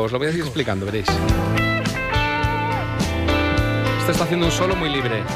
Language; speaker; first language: Spanish; native; Spanish